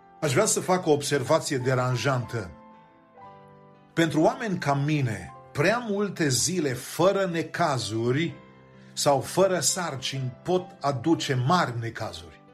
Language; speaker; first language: Romanian; native; Romanian